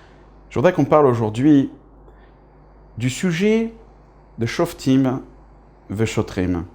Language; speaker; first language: French; native; French